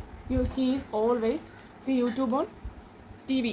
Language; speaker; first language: English; non-native, learner; Malayalam